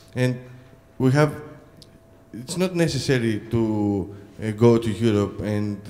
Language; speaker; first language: English; non-native, fluent; Greek